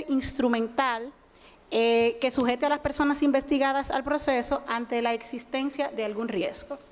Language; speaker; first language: Spanish; native; Spanish